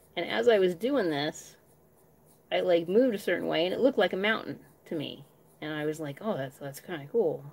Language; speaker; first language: English; native; English